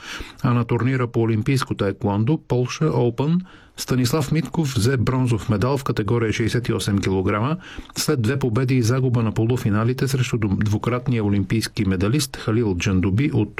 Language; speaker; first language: Bulgarian; native; Bulgarian